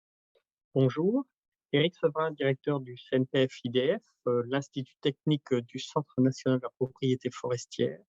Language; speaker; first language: French; native; French